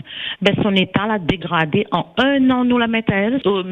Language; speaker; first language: French; non-native, local second language; Réunion Creole French